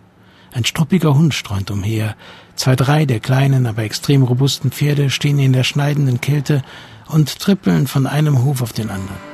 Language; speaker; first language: German; native; German